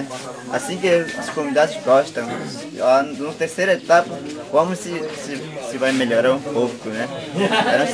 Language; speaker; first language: Portuguese; non-native, local second language; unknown